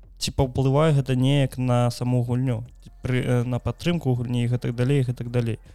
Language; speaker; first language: Belarusian; non-native, local second language; Russian